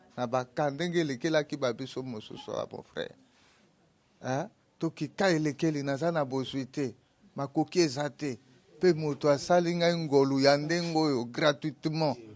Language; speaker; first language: Lingala; native; Lingala